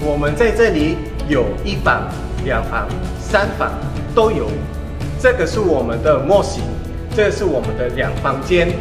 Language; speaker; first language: Chinese; non-native, local second language; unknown